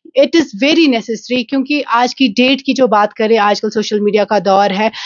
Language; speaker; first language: Hindi; non-native, local second language; Kashmiri